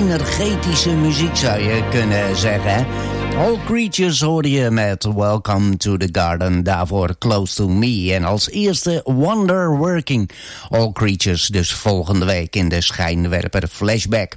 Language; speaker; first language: Dutch; native; Dutch